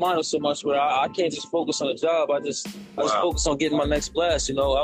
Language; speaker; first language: English; native; English